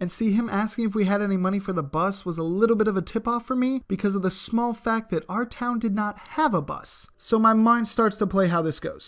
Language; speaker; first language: English; native; English